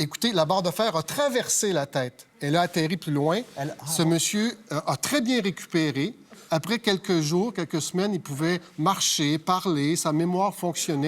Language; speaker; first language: French; native; French